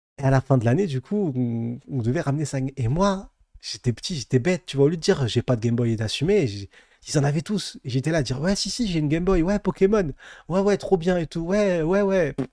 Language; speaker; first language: French; native; French